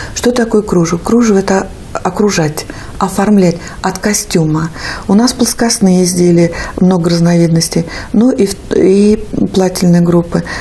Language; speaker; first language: Russian; native; Russian